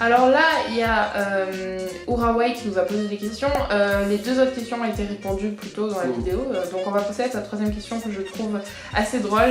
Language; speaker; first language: French; early bilingual, other home language; English